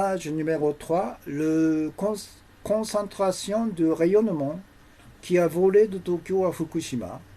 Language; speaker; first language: French; non-native, learner; Japanese